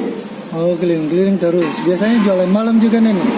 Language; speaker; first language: Malay; native; Malay